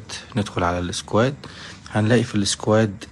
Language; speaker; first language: Arabic; native; Arabic